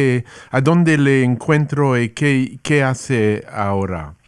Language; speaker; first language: Spanish; non-native, learner; English